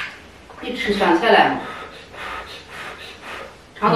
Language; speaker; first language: Chinese; native; Chinese